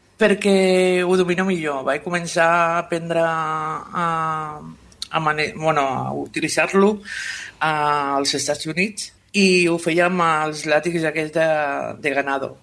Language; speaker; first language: Catalan; non-native, local second language; Spanish